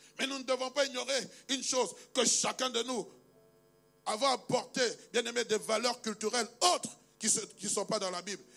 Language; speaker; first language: French; non-native, local second language; Luba-Lulua